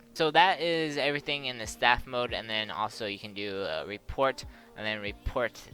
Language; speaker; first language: English; native; English